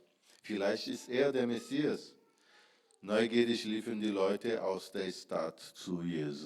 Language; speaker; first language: German; non-native, fluent; Portuguese